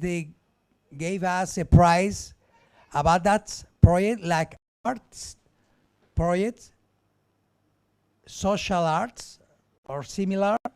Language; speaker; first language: English; non-native, learner; Spanish